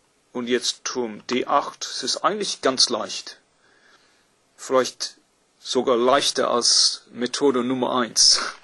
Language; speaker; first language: German; non-native, fluent; English